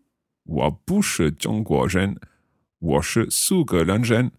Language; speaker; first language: Chinese; non-native, learner; English